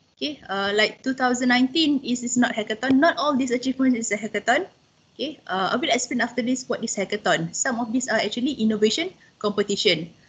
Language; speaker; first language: English; non-native, local second language; Malay